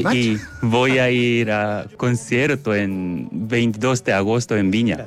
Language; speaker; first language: Spanish; non-native, learner; Korean